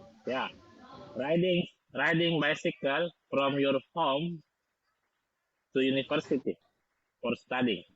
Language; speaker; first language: English; non-native, fluent; Indonesian